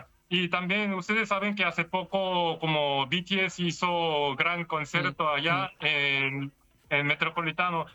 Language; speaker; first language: Spanish; non-native, learner; Korean